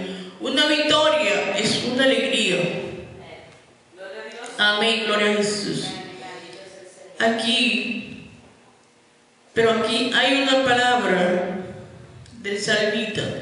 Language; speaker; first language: Spanish; native; Spanish